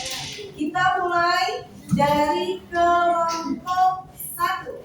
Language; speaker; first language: Indonesian; native; Indonesian